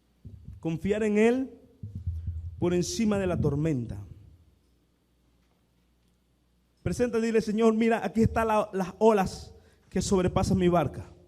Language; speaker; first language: Spanish; native; Spanish